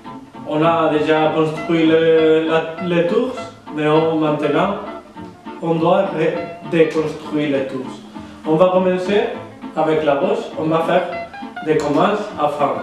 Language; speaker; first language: French; non-native, learner; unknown